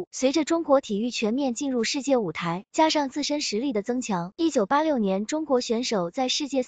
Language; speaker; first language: Chinese; native; Chinese